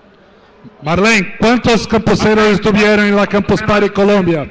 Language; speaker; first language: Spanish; non-native, learner; Portuguese